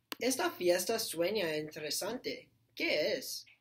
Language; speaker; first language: Spanish; non-native, learner; English